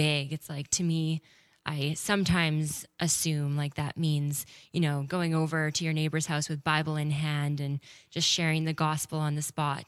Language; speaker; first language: English; native; English